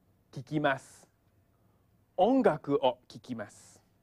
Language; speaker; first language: Japanese; non-native, fluent; English